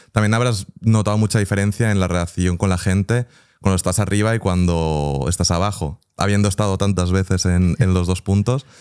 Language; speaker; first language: Spanish; native; Spanish